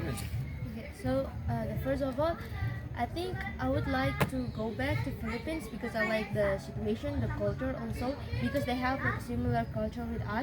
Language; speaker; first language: English; non-native, learner; Indonesian